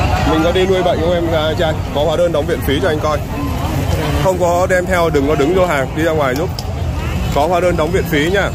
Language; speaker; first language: Vietnamese; native; Vietnamese